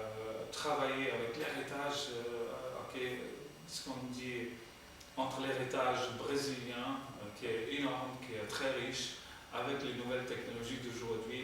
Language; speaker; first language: French; non-native, fluent; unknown